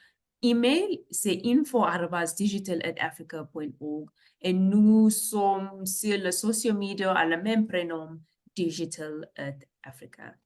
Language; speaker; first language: French; non-native, fluent; English